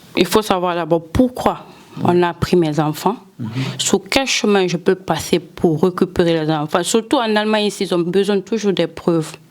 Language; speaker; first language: French; non-native, local second language; Fula